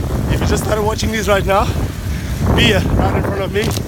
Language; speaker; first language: English; non-native, fluent; Portuguese